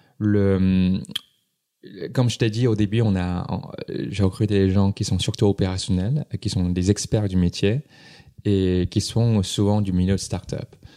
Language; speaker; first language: French; non-native, fluent; Chinese